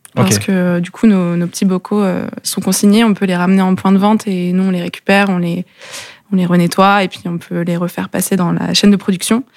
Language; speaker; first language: French; native; French